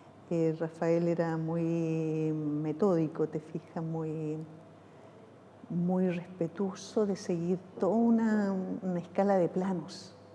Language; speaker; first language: Spanish; native; Spanish